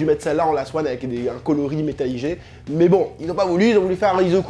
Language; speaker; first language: French; native; French